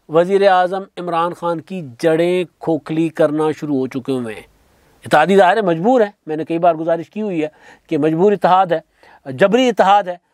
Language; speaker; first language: Urdu; non-native, local second language; Sindhi